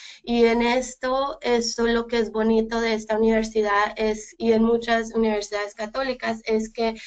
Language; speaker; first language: Spanish; early bilingual, heritage; Spanish